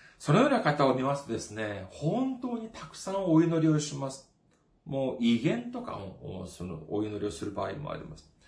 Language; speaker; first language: Japanese; non-native, fluent; Korean